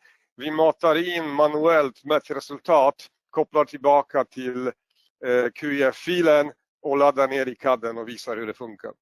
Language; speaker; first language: Swedish; non-native, fluent; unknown